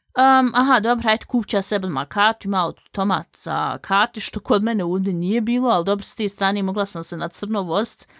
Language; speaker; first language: Bosnian; early bilingual, heritage; Bosnian